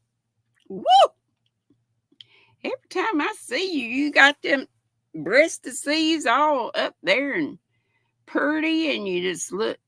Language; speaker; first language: English; native; English